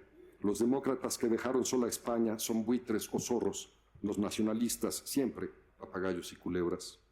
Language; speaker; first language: Spanish; native; Spanish